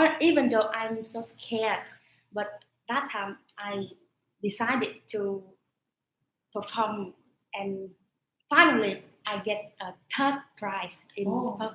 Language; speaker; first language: English; non-native, learner; Vietnamese